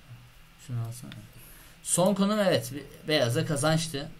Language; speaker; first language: Turkish; native; Turkish